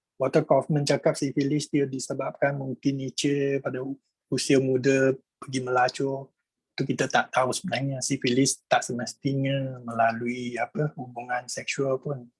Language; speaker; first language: Malay; non-native, local second language; Chinese